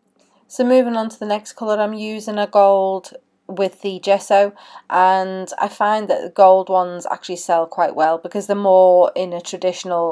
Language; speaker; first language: English; native; English